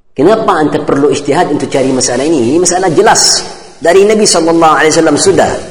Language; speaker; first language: Malay; non-native, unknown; Arabic